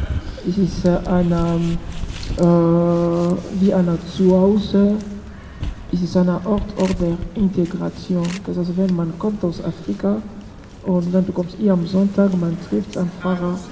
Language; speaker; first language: German; non-native, learner; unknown